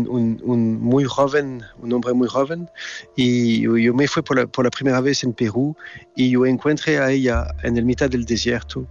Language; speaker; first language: Spanish; non-native, learner; French